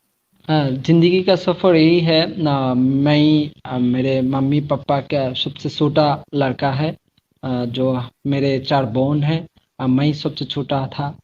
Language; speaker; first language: Hindi; non-native, learner; Bangla